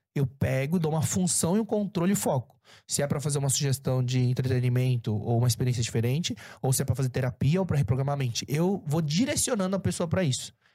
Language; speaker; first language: Portuguese; early bilingual, other home language; Korean